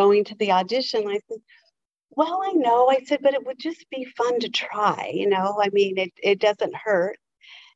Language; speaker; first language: English; native; English